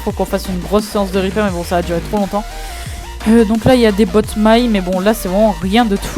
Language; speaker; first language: French; native; French